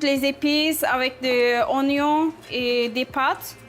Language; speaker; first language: French; non-native, learner; Turkish